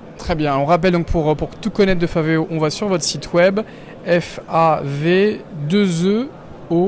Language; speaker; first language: French; native; French